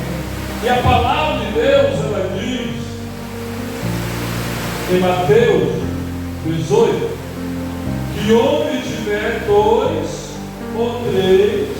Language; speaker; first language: Portuguese; native; Portuguese